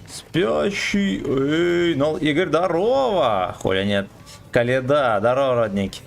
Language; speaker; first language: Russian; native; Russian